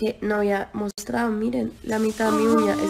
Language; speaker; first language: Spanish; native; Spanish